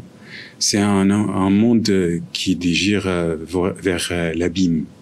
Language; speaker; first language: French; non-native, fluent; Arabic